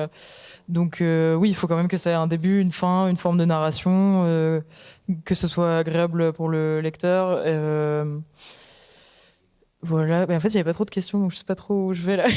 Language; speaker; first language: French; native; French